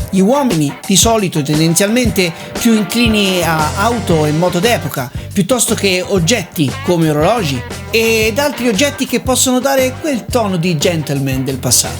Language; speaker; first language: Italian; native; Italian